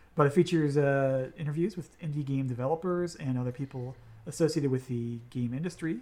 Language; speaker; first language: English; native; English